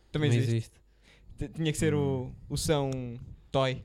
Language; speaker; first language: Portuguese; native; Portuguese